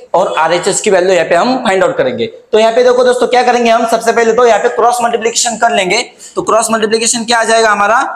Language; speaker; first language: Hindi; non-native, local second language; Marathi